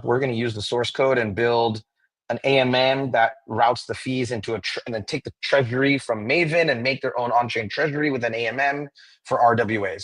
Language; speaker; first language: English; native; English